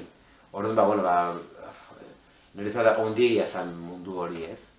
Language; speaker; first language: Basque; non-native, local second language; Spanish